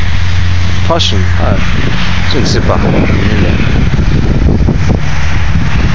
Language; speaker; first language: French; non-native, learner; Ukrainian